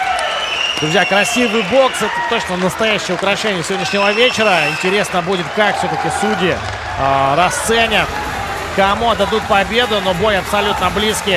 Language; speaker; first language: Russian; native; Russian